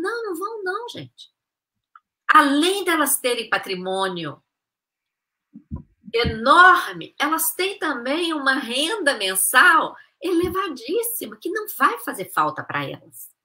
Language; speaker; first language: Portuguese; native; Portuguese